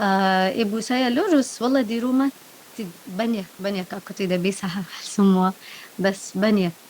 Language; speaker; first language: Indonesian; non-native, learner; Arabic